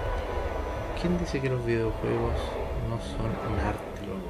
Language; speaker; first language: Spanish; native; Spanish